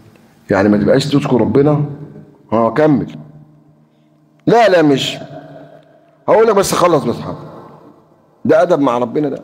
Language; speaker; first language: Arabic; native; Arabic